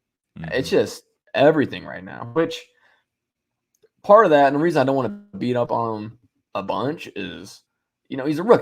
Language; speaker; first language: English; native; English